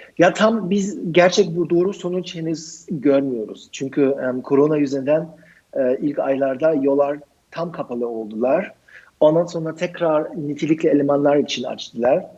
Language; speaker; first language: Turkish; non-native, fluent; German